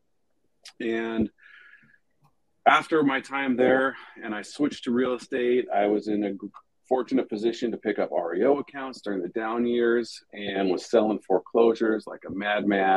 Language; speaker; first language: English; native; English